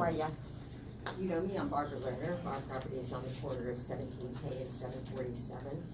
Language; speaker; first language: English; native; English